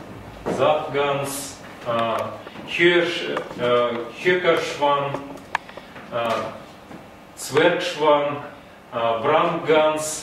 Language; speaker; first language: German; non-native, learner; Russian